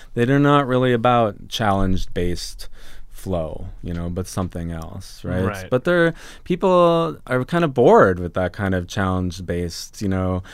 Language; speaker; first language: English; native; English